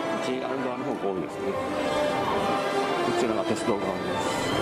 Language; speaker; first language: Japanese; native; Japanese